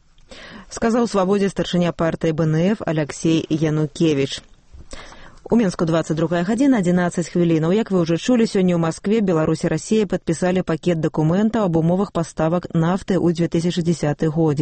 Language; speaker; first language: Belarusian; native; Belarusian